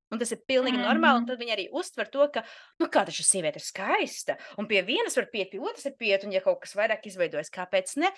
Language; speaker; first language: Latvian; native; Latvian